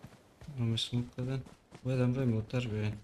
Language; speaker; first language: Persian; native; Persian